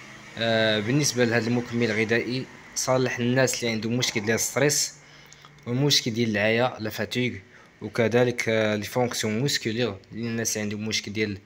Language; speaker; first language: Arabic; native; Arabic